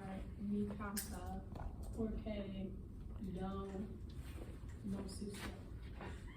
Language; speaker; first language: Spanish; non-native, learner; English